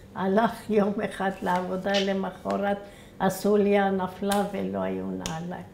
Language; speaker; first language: Hebrew; early bilingual, other home language; Arabic